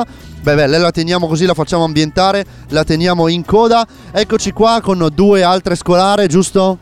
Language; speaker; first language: Italian; native; Italian